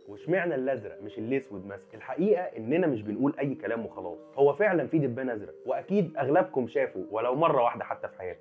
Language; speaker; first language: Arabic; native; Arabic